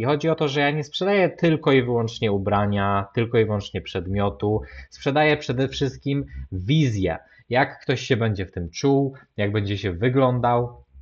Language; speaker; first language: Polish; native; Polish